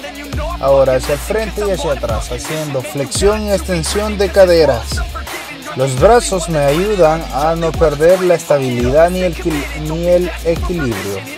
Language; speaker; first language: Spanish; native; Spanish